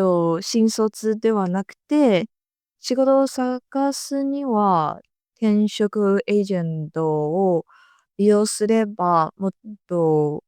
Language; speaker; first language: Japanese; non-native, fluent; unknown